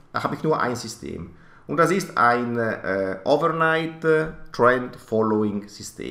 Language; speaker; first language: German; non-native, fluent; Italian